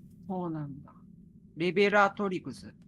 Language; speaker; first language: Japanese; native; Japanese